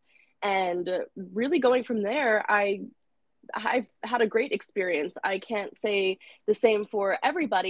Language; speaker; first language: English; native; English